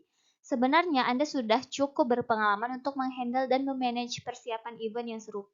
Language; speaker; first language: Indonesian; native; Indonesian